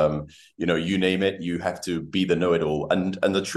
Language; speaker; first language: English; native; English